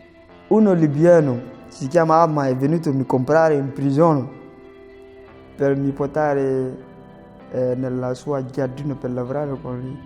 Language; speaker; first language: Italian; non-native, learner; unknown